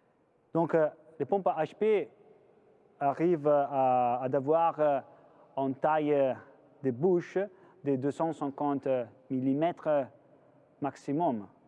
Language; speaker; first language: French; non-native, fluent; Italian